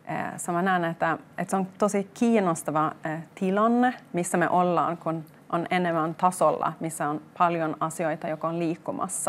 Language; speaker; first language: Finnish; non-native, local second language; Swedish